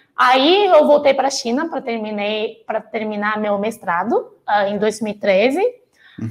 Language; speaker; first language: Portuguese; non-native, fluent; Chinese